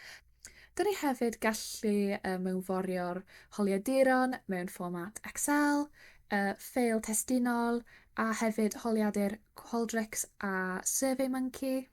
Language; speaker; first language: Welsh; non-native, local second language; English